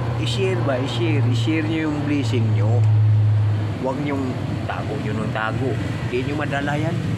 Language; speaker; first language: Filipino; non-native, local second language; Cebuano